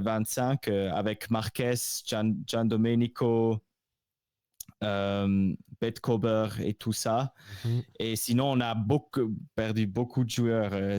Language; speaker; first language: French; non-native, local second language; Swiss German